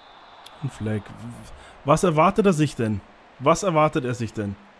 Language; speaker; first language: German; native; German